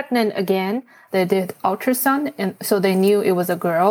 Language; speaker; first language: English; non-native, fluent; Chinese